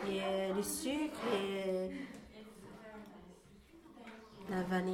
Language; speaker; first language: French; non-native, learner; Arabic